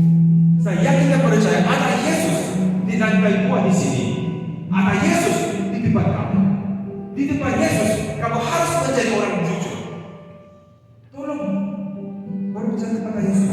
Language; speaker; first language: Indonesian; non-native, fluent; Korean